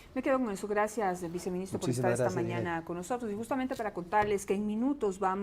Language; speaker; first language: Spanish; native; Spanish